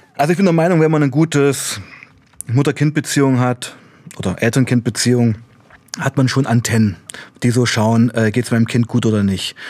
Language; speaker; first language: German; native; German